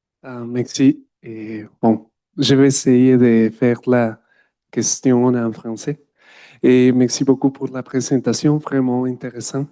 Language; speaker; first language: French; non-native, learner; Spanish